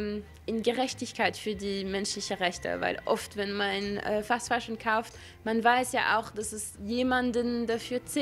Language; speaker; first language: German; non-native, local second language; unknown